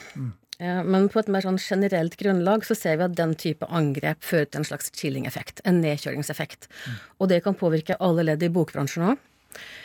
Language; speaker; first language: Norwegian; native; Norwegian